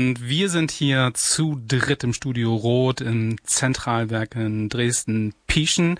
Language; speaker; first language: German; native; German